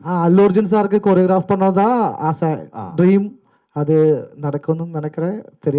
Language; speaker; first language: Tamil; non-native, fluent; Malayalam